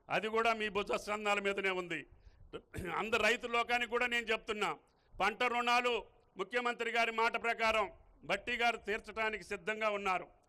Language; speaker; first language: Telugu; native; Telugu